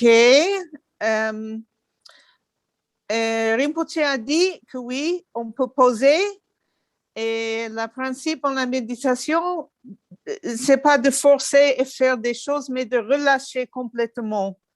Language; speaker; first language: French; non-native, fluent; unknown